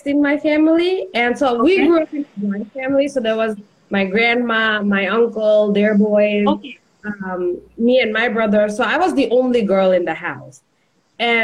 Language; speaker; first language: English; non-native, local second language; Bangla